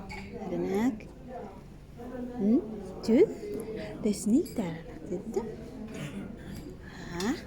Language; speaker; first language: Swedish; non-native, learner; Filipino